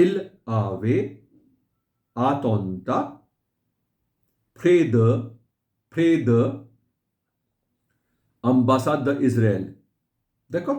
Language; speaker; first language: French; non-native, fluent; Hindi